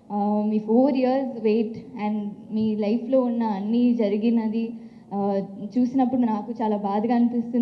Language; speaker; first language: Telugu; non-native, local second language; Tamil